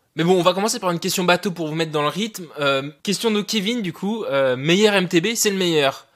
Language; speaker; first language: French; native; French